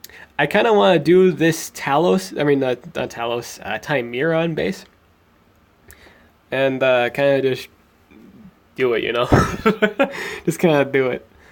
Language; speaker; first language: English; native; English